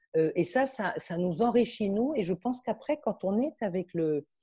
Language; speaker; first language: French; early bilingual, heritage; Spanish